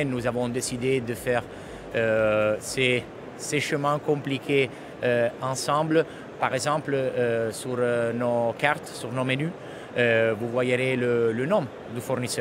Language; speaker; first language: French; non-native, fluent; Italian